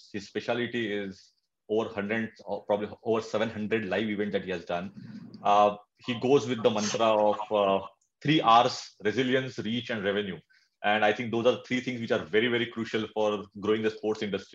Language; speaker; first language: English; non-native, local second language; Marathi